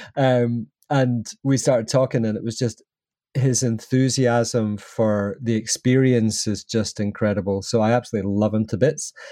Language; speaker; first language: English; native; English